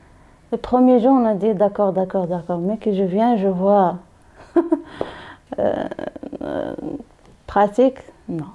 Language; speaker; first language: French; non-native, learner; Arabic